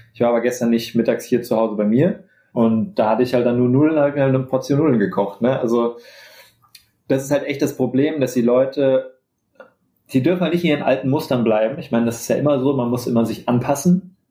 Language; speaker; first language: German; native; German